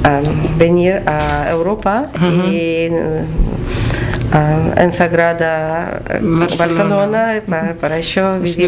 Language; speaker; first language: Catalan; non-native, learner; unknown